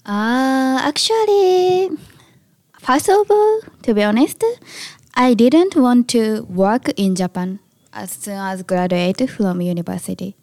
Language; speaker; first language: English; non-native, learner; Japanese